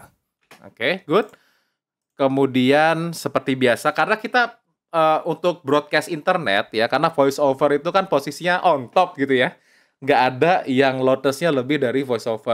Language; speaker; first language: Indonesian; native; Indonesian